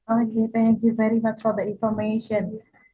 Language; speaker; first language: English; non-native, fluent; Indonesian